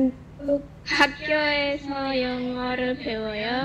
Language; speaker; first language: Korean; non-native, learner; Indonesian